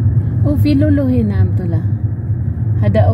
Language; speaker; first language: Arabic; non-native, learner; Filipino